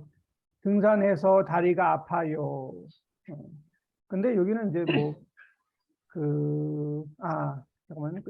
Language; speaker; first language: Korean; native; Korean